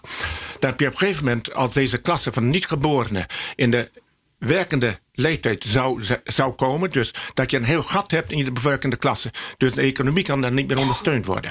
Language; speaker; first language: Dutch; native; Dutch